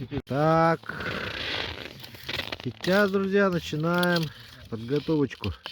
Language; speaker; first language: Russian; native; Russian